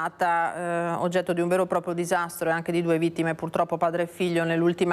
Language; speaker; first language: Italian; native; Italian